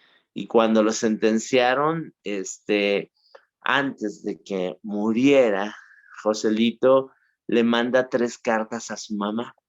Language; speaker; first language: Spanish; native; Spanish